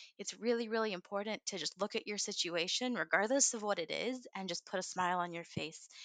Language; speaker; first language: English; early bilingual, other home language; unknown